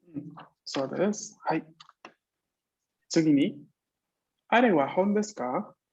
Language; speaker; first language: Japanese; non-native, fluent; Spanish